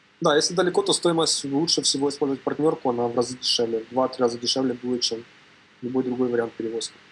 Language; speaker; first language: Russian; native; Russian